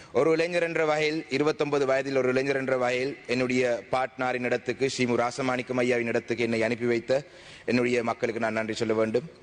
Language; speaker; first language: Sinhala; non-native, local second language; Tamil